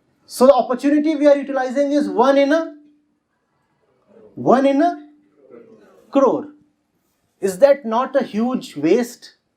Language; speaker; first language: English; non-native, local second language; Hindi